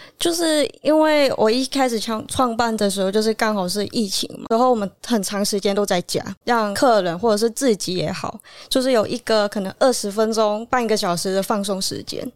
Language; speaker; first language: Chinese; non-native, local second language; Cantonese